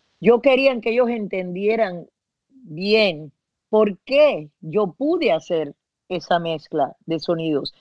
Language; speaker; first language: Spanish; early bilingual, heritage; Spanish